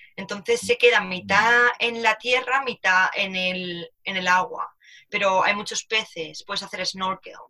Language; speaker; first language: Spanish; native; Spanish